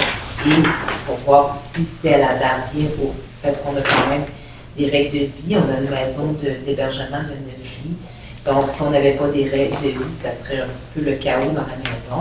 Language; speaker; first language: French; native; French